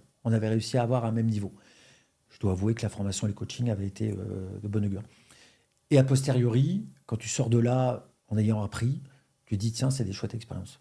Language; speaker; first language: French; native; French